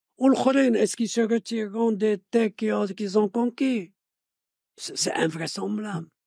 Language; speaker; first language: French; non-native, local second language; Arabic